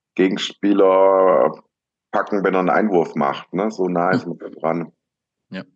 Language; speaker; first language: German; native; German